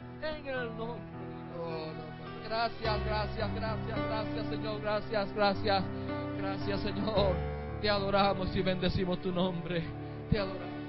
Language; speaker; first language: Spanish; native; Spanish